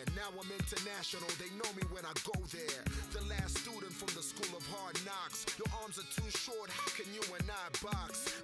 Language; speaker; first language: English; native; English